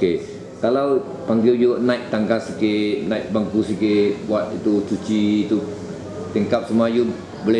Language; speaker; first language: Malay; native; Malay